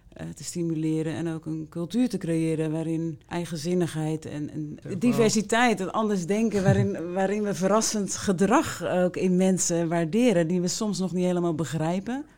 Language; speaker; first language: Dutch; native; Dutch